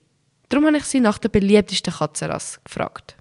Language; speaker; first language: German; native; German